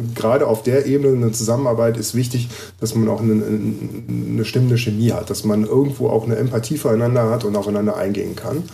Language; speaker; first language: German; native; German